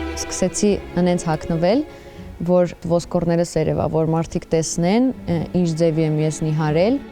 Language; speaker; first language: Armenian; early bilingual, heritage; Armenian